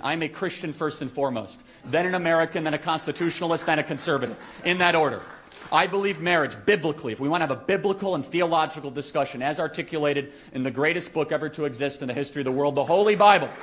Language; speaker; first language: English; native; English